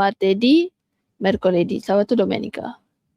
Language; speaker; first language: Italian; non-native, fluent; Malay